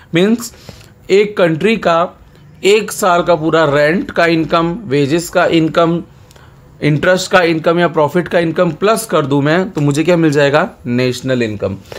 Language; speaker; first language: Hindi; non-native, local second language; Gujarati